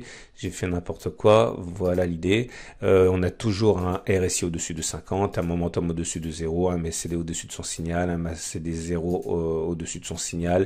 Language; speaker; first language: French; native; French